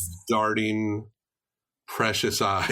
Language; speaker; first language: English; native; English